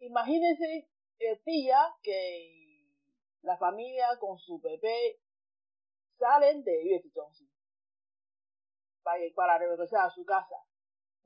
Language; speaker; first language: Spanish; non-native, fluent; Chinese